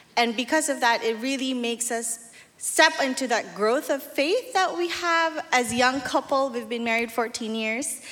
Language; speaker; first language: English; non-native, local second language; Filipino